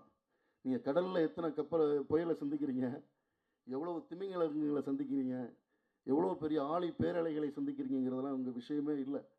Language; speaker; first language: Tamil; native; Tamil